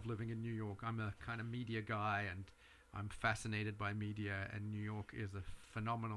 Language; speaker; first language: English; native; English